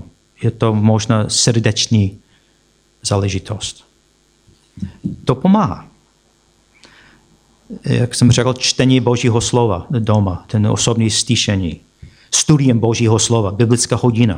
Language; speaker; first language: Czech; non-native, fluent; English